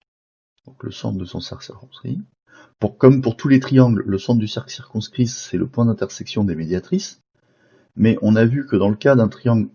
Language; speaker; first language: French; native; French